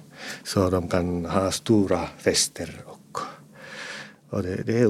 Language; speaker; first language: Swedish; non-native, fluent; Finnish